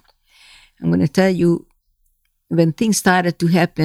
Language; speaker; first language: English; non-native, fluent; Hungarian